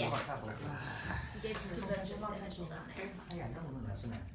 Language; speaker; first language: English; native; English